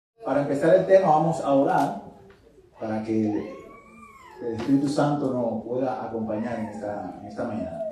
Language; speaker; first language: Spanish; native; Spanish